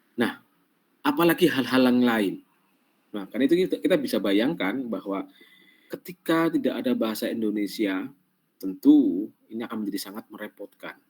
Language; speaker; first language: Indonesian; non-native, local second language; Javanese